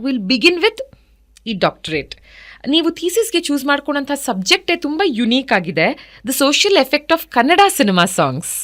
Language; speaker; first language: Kannada; native; Kannada